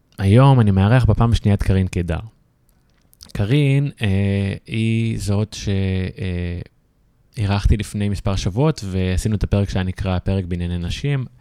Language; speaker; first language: Hebrew; native; Hebrew